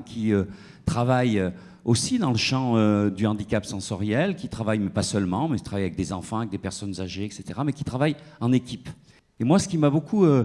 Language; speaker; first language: French; native; French